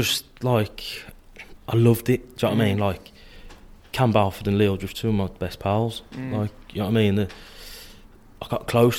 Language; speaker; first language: English; native; English